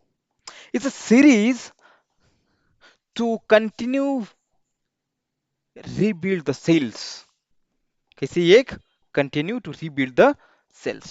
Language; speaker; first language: Hindi; non-native, local second language; Marathi